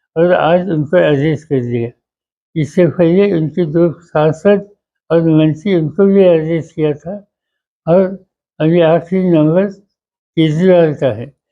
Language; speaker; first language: Hindi; non-native, local second language; Marathi